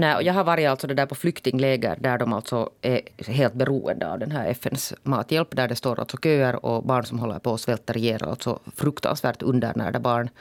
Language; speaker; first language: Swedish; native; Swedish